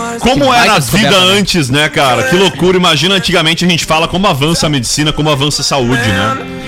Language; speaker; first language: Portuguese; native; Portuguese